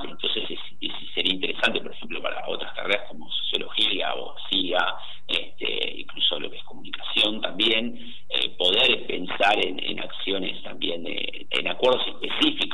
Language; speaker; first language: Spanish; native; Spanish